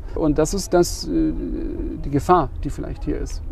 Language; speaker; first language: German; native; German